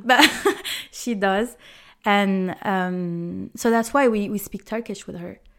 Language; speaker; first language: English; non-native, fluent; French